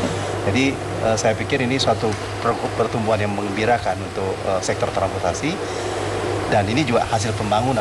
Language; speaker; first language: Indonesian; native; Indonesian